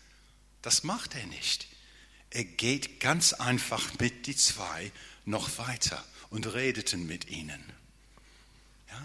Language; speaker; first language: German; non-native, fluent; English